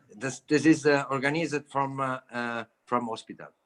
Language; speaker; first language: English; non-native, learner; Italian